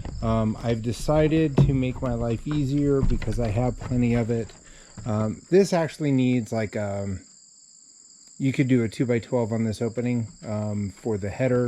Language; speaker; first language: English; native; English